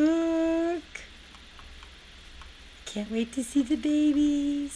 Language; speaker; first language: English; native; English